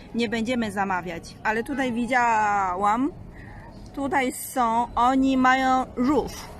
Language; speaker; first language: Polish; non-native, learner; Chinese